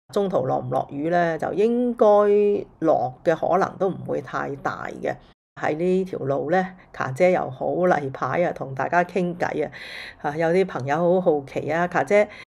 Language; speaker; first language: Cantonese; early bilingual, heritage; Cantonese